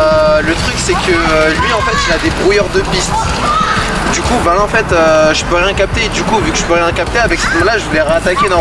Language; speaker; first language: French; native; French